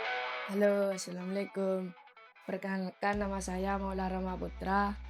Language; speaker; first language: Indonesian; non-native, local second language; Madurese